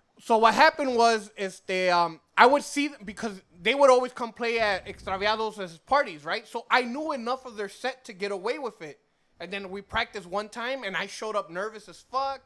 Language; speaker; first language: English; early bilingual, other home language; Spanish